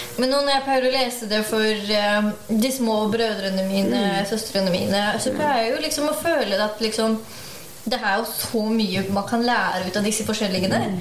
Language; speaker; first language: Norwegian; early bilingual, other home language; Urdu